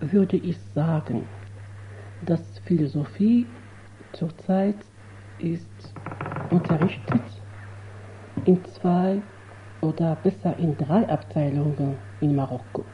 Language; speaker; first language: German; non-native, fluent; Arabic